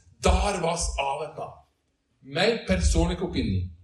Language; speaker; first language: Dutch; non-native, learner; Norwegian